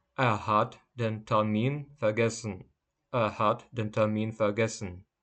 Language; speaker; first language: German; non-native, fluent; Ukrainian